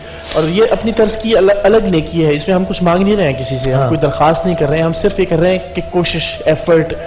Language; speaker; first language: Urdu; native; Urdu